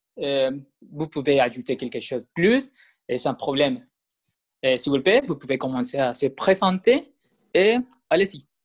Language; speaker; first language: French; non-native, learner; Spanish